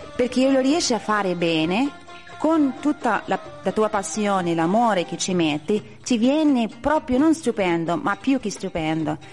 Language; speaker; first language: Italian; non-native, fluent; Arabic